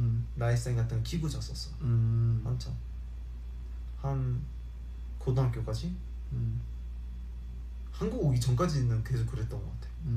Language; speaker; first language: Korean; early bilingual, heritage; Korean